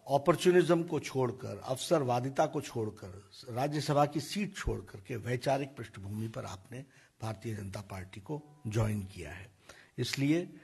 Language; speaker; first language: Hindi; native; Hindi